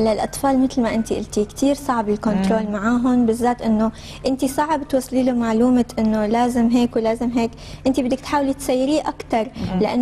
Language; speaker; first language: Arabic; native; Arabic